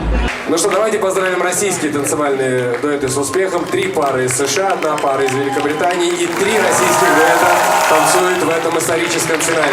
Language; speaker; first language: Russian; native; Russian